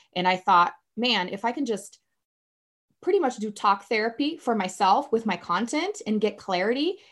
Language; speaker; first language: English; non-native, fluent; Portuguese